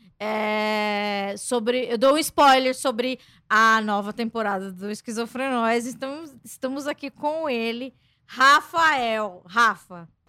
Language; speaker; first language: Portuguese; native; Portuguese